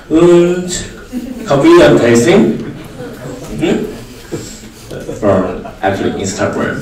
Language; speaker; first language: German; non-native, learner; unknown